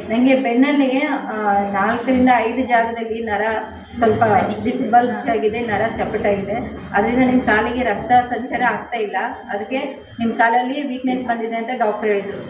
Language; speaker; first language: Kannada; native; Kannada